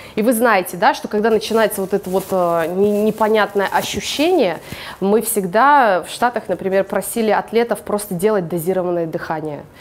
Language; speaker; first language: Russian; early bilingual, heritage; English